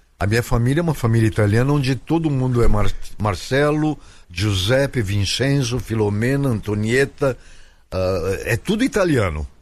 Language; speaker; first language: Portuguese; native; Portuguese